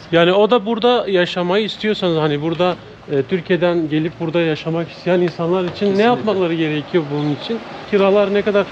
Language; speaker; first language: Turkish; native; Turkish